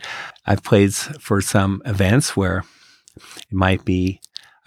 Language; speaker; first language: English; native; English